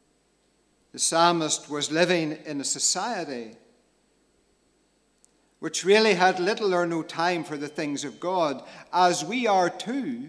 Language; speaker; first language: English; native; English